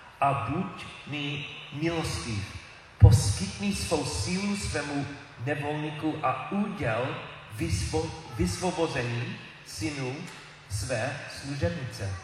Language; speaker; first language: Czech; non-native, learner; English